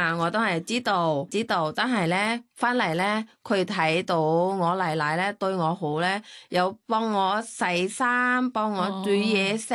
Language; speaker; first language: Cantonese; non-native, learner; Thai